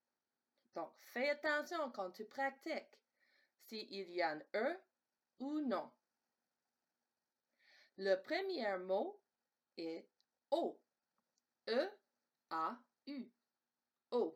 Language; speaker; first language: French; non-native, fluent; English